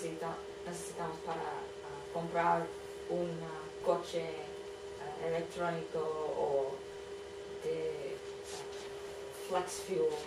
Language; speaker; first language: Spanish; non-native, learner; English